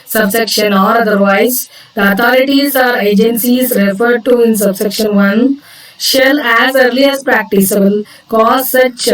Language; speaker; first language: English; non-native, local second language; Kannada